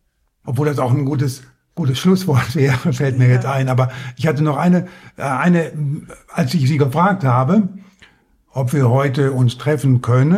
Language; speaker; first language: German; native; German